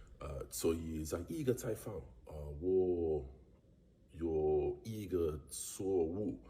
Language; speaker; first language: Chinese; non-native, learner; English